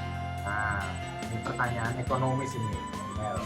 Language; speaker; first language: Indonesian; native; Indonesian